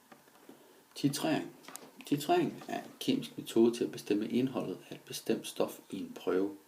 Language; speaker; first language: Danish; native; Danish